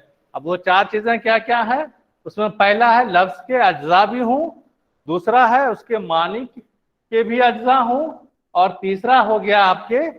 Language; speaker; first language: Urdu; native; Urdu